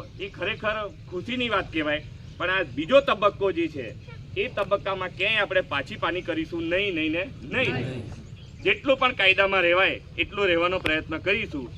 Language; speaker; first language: Gujarati; native; Gujarati